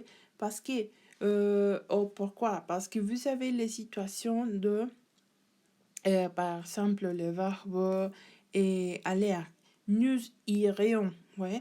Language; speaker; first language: French; non-native, learner; Spanish